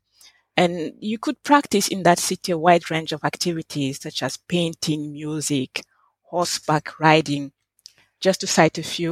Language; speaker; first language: English; non-native, fluent; French